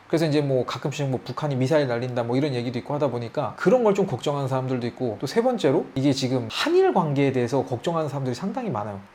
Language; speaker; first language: Korean; native; Korean